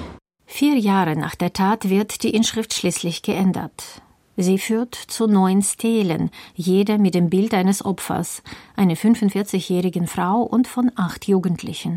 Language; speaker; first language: German; native; German